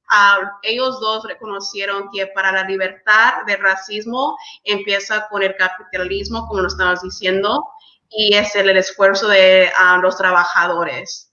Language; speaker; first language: Spanish; early bilingual, heritage; English